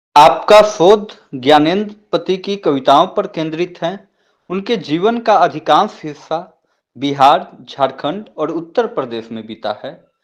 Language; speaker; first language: Hindi; native; Hindi